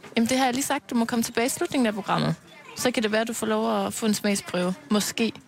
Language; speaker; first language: Danish; native; Danish